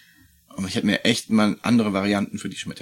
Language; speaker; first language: German; native; German